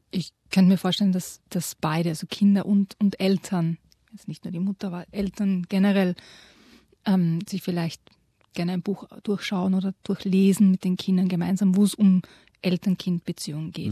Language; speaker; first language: German; native; German